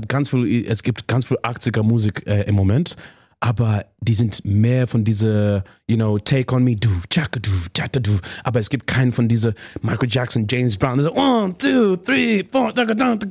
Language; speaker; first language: German; non-native, learner; English